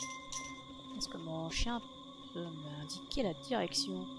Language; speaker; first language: French; native; French